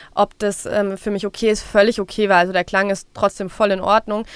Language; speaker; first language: German; native; German